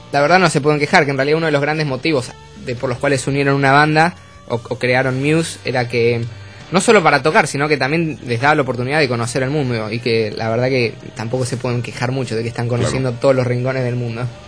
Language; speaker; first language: Spanish; native; Spanish